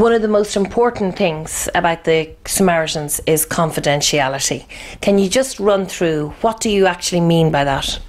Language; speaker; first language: English; native; English